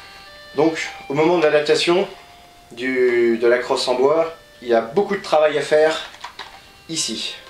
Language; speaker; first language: French; native; French